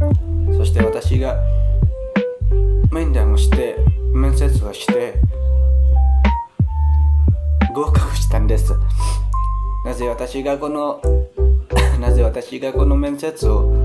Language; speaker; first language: Japanese; non-native, learner; Indonesian